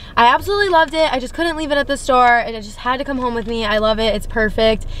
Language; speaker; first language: English; native; English